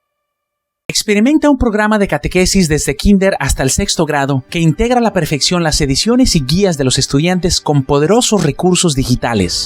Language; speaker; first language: Spanish; native; Spanish